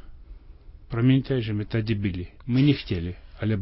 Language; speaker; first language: Czech; non-native, fluent; Lithuanian